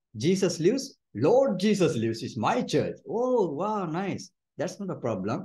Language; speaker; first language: English; non-native, local second language; Sinhala